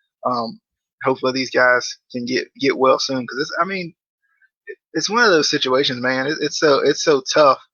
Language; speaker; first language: English; native; English